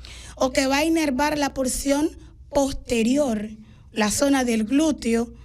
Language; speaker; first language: Spanish; native; Spanish